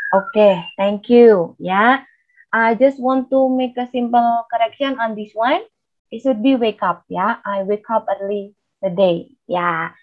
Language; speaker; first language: English; non-native, fluent; Indonesian